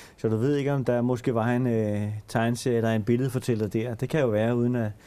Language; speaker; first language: Danish; native; Danish